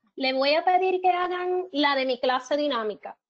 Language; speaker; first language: Spanish; native; Spanish